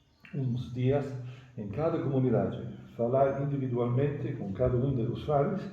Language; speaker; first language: Portuguese; non-native, fluent; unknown